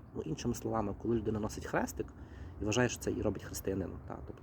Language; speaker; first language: Ukrainian; native; Ukrainian